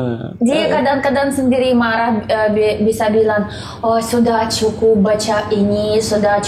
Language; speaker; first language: Indonesian; non-native, learner; Russian